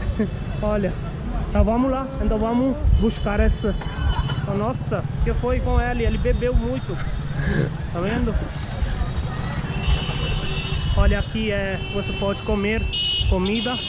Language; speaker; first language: Portuguese; non-native, learner; Hindi